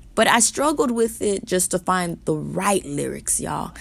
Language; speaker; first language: English; native; English